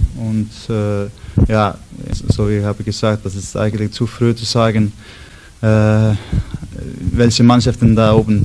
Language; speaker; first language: German; non-native, learner; Icelandic